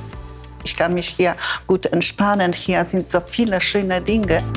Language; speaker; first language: German; non-native, fluent; Polish